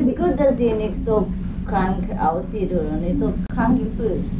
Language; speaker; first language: German; non-native, learner; Vietnamese